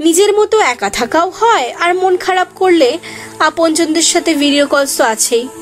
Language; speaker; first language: Bangla; native; Bangla